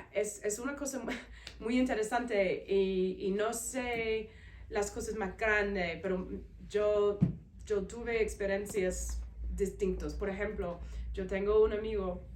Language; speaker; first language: Spanish; non-native, fluent; English